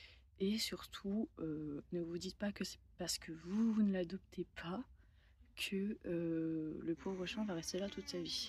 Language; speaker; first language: French; native; French